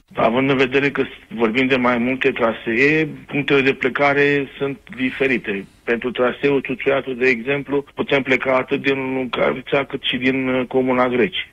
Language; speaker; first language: Romanian; native; Romanian